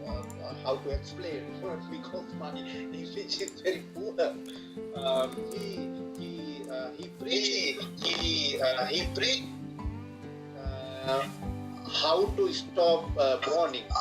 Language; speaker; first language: English; non-native, learner; Sinhala